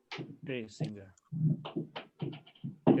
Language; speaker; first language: English; non-native, learner; Spanish